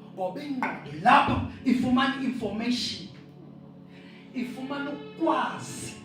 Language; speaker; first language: Zulu; non-native, local second language; Xhosa